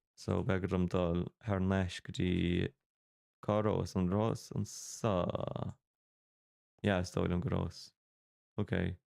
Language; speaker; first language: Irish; non-native, local second language; English